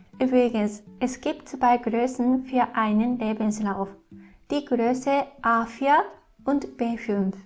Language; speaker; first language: German; non-native, fluent; Japanese